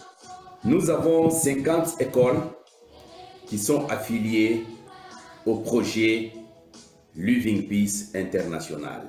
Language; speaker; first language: French; non-native, local second language; Swahili